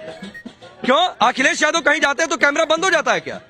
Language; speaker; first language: Hindi; native; Hindi